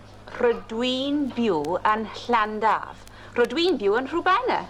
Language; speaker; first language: Welsh; non-native, local second language; English